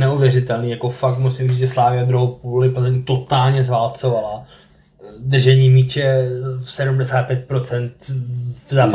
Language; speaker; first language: Czech; native; Czech